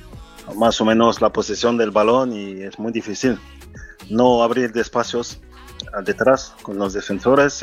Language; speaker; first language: Spanish; non-native, fluent; French